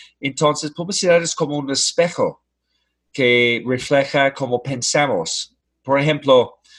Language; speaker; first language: Spanish; non-native, fluent; English